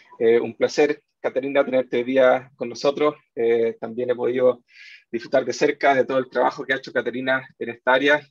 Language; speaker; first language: Spanish; native; Spanish